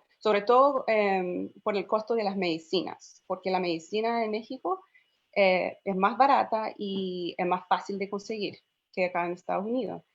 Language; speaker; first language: Spanish; non-native, fluent; English